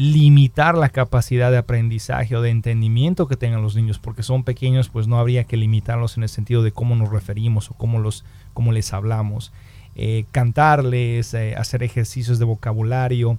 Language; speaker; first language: Spanish; native; Spanish